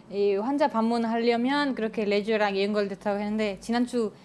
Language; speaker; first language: Korean; non-native, fluent; Spanish